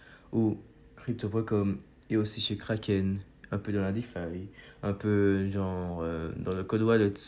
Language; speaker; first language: French; native; French